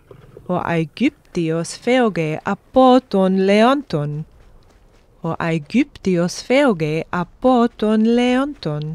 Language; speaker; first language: Greek; non-native, fluent; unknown